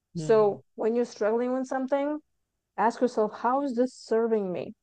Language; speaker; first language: English; non-native, fluent; Lithuanian